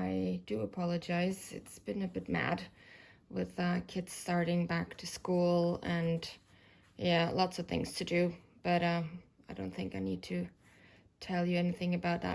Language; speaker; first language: English; non-native, fluent; German